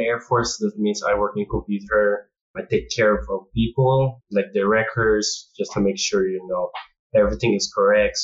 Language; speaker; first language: English; non-native, local second language; Filipino